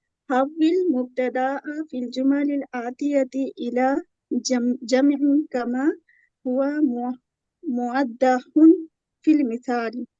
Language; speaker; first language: Arabic; non-native, learner; Urdu